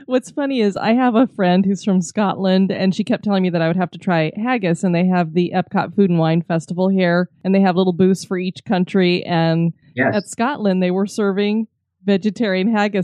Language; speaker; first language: English; native; English